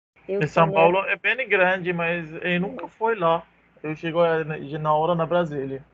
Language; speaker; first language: Portuguese; non-native, learner; Arabic